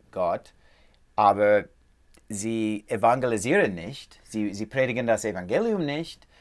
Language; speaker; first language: German; non-native, learner; English